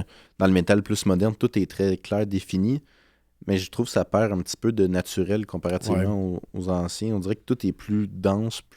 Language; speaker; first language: French; native; French